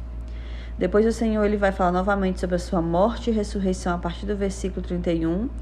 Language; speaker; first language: Portuguese; native; Portuguese